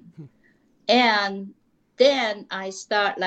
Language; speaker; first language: English; non-native, fluent; Korean